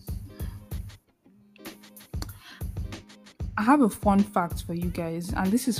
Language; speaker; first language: English; non-native, local second language; Igbo